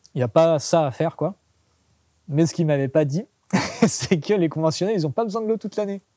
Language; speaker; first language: French; native; French